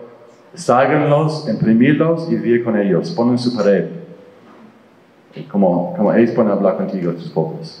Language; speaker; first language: Spanish; non-native, fluent; English